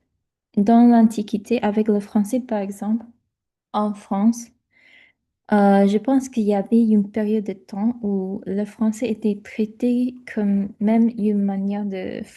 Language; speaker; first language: French; non-native, fluent; English